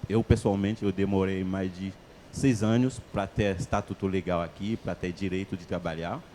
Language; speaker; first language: Portuguese; non-native, fluent; Haitian Creole